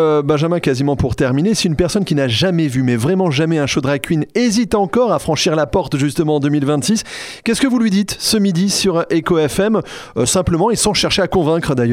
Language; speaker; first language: French; native; French